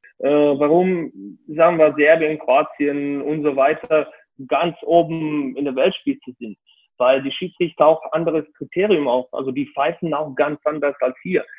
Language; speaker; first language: German; non-native, fluent; Serbian